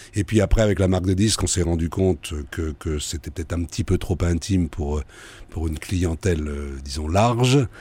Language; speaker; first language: French; native; French